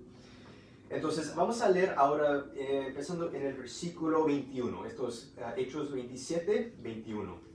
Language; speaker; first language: Spanish; early bilingual, heritage; Spanish